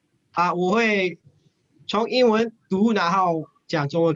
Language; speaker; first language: Chinese; non-native, fluent; English